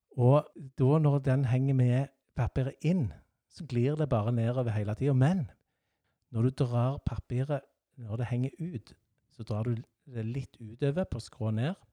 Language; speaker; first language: Norwegian; native; Norwegian